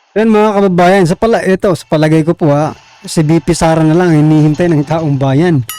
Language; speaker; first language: Filipino; non-native, local second language; Waray